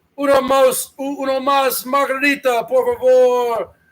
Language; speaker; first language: Spanish; non-native, learner; English